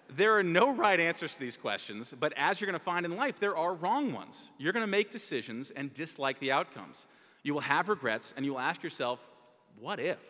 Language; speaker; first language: English; native; English